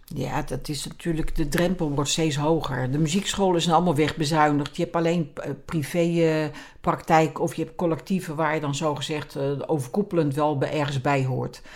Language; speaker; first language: Dutch; native; Dutch